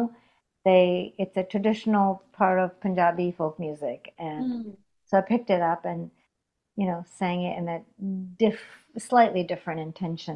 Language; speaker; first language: English; non-native, fluent; Hindi